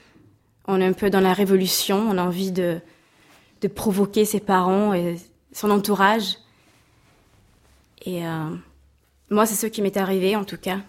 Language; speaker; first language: French; non-native, fluent; Swedish